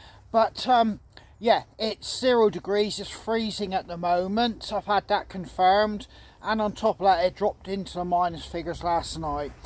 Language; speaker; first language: English; native; English